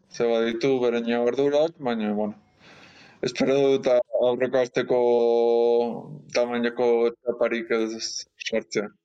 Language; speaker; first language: Basque; non-native, local second language; Spanish